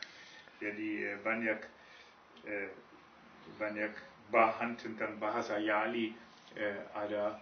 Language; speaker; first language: Indonesian; non-native, fluent; German